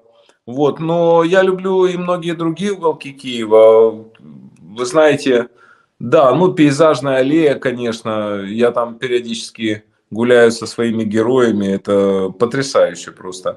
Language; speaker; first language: Russian; native; Russian